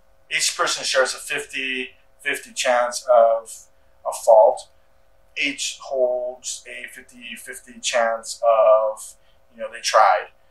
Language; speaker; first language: English; early bilingual, other home language; Spanish